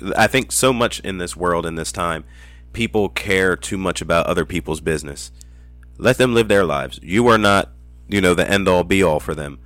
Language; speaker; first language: English; native; English